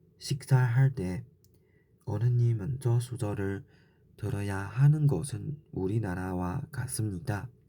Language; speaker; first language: Korean; non-native, learner; Chinese